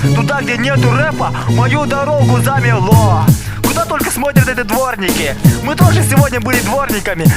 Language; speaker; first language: Russian; non-native, local second language; Yakut